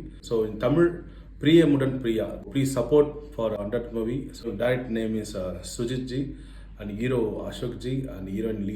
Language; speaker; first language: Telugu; non-native, learner; Tamil